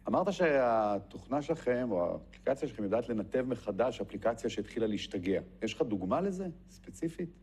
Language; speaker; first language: Hebrew; native; Hebrew